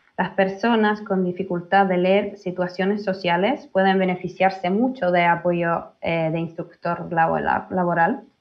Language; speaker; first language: Spanish; early bilingual, heritage; Finnish